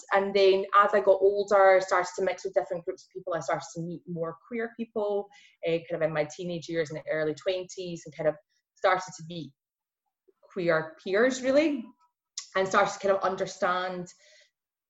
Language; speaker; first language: English; native; English